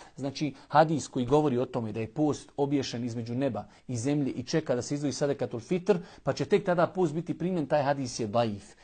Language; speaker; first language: Bosnian; native; Bosnian